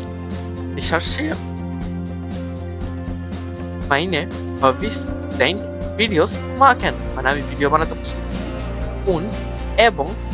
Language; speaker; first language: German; non-native, learner; Bangla